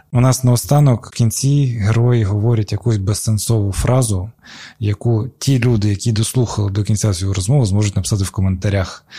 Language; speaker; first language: Ukrainian; non-native, local second language; Crimean Tatar